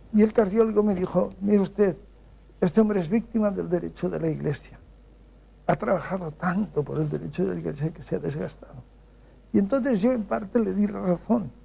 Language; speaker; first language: Spanish; native; Spanish